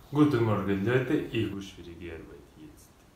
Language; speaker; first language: German; non-native, learner; Russian